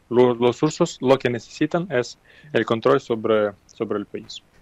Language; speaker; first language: Spanish; non-native, fluent; Ukrainian